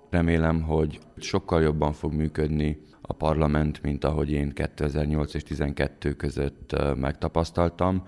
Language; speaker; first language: Hungarian; native; Hungarian